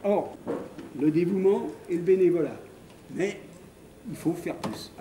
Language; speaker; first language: French; native; French